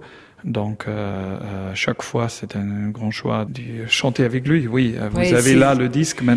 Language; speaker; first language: French; non-native, learner; German